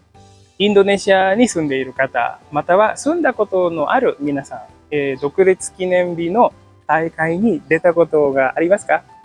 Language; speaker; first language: Japanese; non-native, fluent; Indonesian